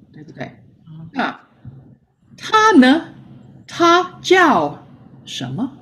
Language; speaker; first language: Chinese; non-native, fluent; English